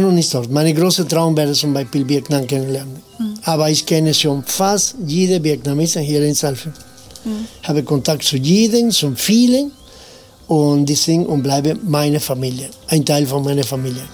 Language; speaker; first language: German; non-native, fluent; Spanish